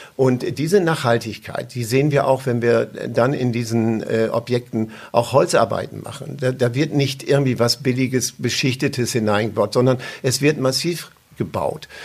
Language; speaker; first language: German; native; German